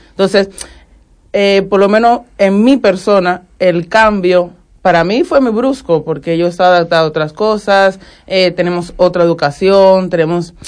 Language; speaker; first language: Spanish; native; Spanish